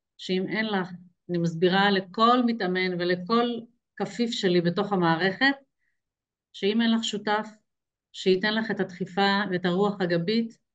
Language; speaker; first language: Hebrew; native; Hebrew